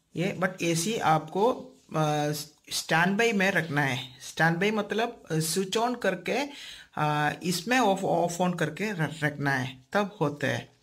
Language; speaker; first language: Hindi; non-native, local second language; Malayalam